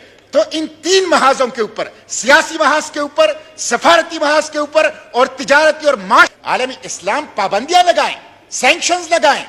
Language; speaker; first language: Urdu; non-native, local second language; Pashto